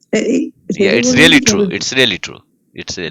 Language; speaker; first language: English; non-native, fluent; Hindi